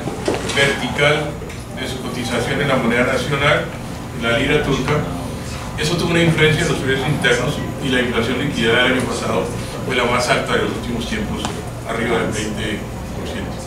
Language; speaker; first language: Spanish; native; Spanish